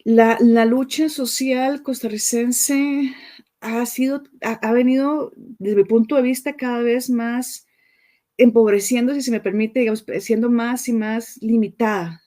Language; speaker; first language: Spanish; native; Spanish